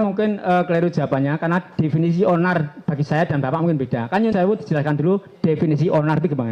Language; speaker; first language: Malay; non-native, local second language; Javanese